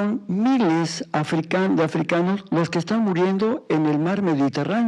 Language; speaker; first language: Spanish; native; Spanish